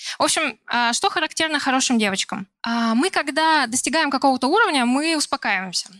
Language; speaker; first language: Russian; native; Russian